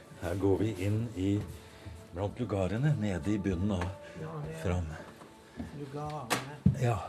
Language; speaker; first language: Norwegian; native; Norwegian